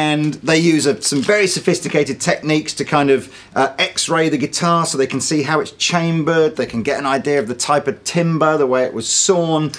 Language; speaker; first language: English; native; English